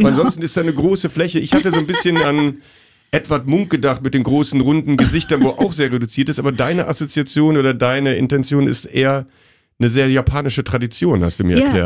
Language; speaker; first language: German; native; German